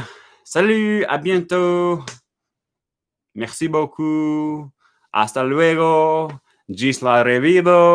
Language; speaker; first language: French; non-native, learner; English